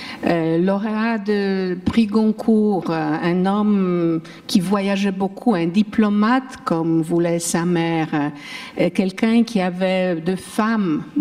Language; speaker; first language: French; non-native, fluent; Polish